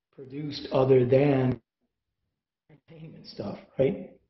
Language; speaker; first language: English; native; English